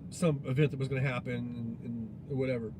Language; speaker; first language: English; native; English